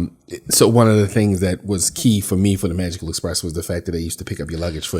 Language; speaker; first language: English; native; English